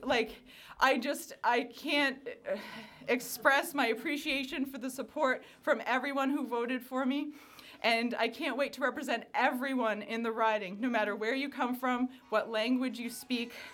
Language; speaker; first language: English; native; English